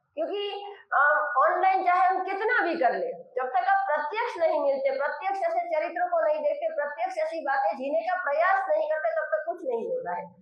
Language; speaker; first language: Hindi; non-native, local second language; Gujarati